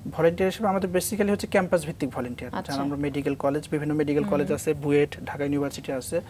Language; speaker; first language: Bangla; native; Bangla